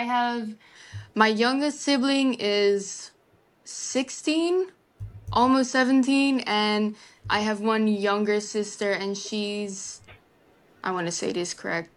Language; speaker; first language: English; non-native, fluent; Dutch